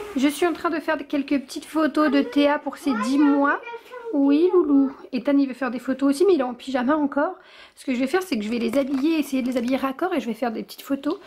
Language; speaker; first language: French; native; French